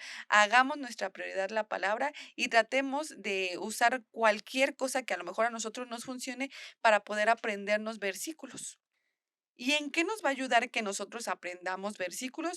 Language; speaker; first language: Spanish; native; Spanish